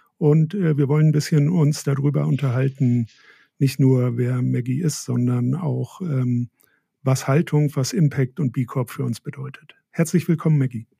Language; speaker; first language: German; native; German